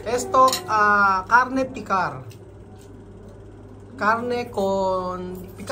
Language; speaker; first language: Spanish; non-native, learner; Filipino